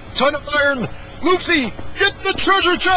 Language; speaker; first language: English; native; English